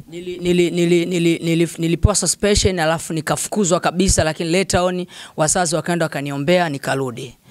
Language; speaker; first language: Swahili; native; Swahili